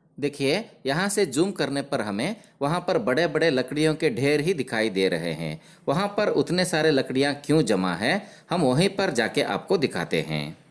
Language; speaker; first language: Hindi; non-native, local second language; Kannada